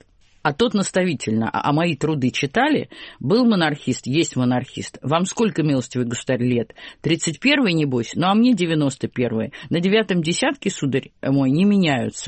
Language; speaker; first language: Russian; native; Russian